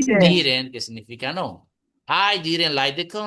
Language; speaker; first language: English; non-native, fluent; Spanish